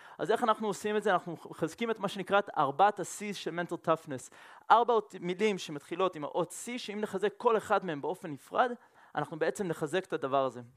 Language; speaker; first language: Hebrew; non-native, fluent; French